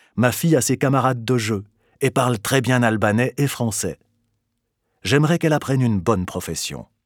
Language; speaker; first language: French; non-native, fluent; Albanian